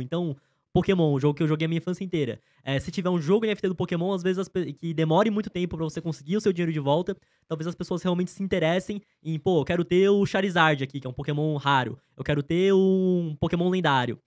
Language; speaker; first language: Portuguese; native; Portuguese